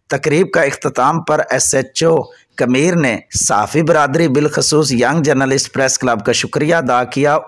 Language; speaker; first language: Urdu; non-native, local second language; Punjabi